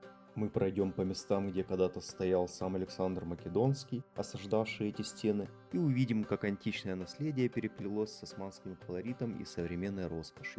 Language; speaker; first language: Russian; native; Russian